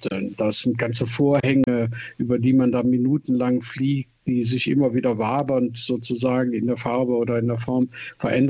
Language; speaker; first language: German; native; German